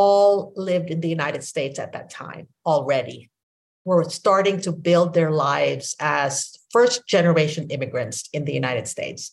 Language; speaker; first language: English; non-native, local second language; Filipino